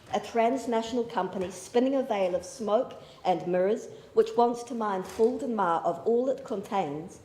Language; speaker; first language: English; native; English